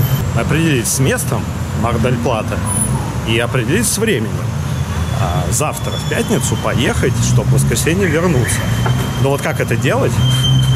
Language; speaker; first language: Russian; native; Russian